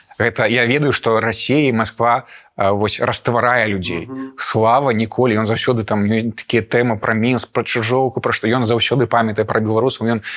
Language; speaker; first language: Belarusian; non-native, local second language; Russian